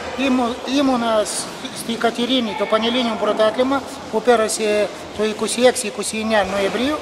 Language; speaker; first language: Greek; non-native, learner; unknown